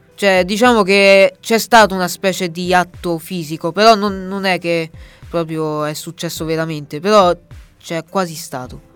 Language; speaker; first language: Italian; early bilingual, other home language; Bangla